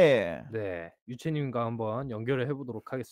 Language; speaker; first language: Korean; native; Korean